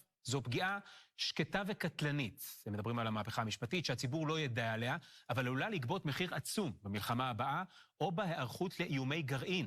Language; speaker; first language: Hebrew; native; Hebrew